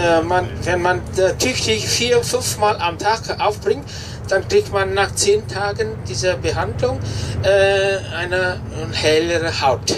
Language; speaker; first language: German; non-native, fluent; Vietnamese